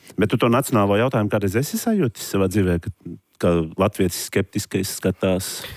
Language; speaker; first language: Latvian; native; Latvian